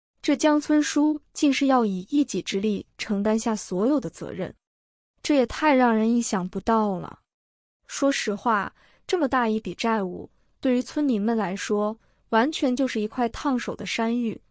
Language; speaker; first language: Chinese; native; Chinese